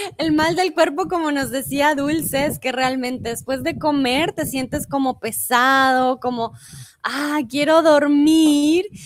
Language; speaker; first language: Spanish; native; Spanish